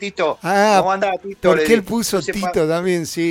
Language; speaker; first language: Spanish; native; Spanish